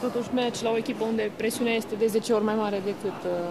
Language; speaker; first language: Romanian; native; Romanian